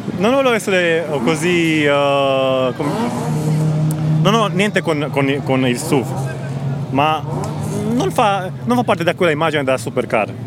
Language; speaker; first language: Italian; non-native, learner; Romanian